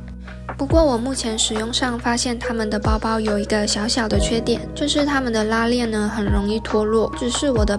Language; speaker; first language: Chinese; native; Chinese